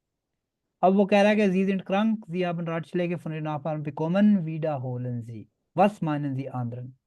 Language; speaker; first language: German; non-native, fluent; Urdu